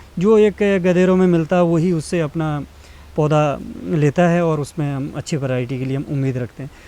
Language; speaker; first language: Hindi; native; Hindi